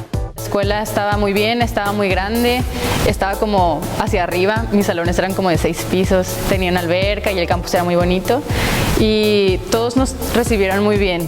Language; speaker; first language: Spanish; native; Spanish